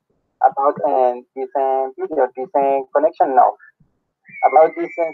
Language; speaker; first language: English; non-native, learner; Spanish